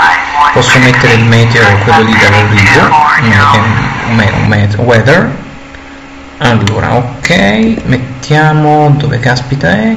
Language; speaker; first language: Italian; native; Italian